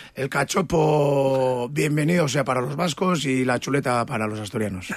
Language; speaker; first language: Spanish; native; Spanish